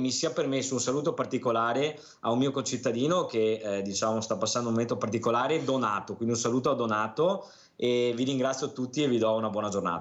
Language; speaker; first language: Italian; native; Italian